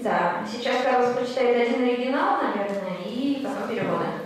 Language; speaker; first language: Russian; native; Russian